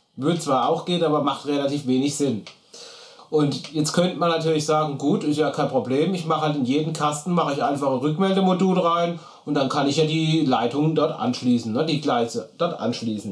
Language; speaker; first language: German; native; German